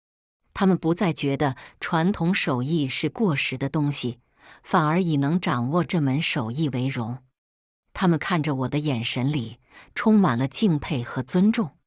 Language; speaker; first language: Chinese; native; Chinese